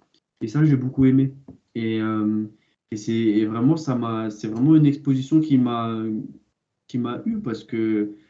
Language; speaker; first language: French; native; French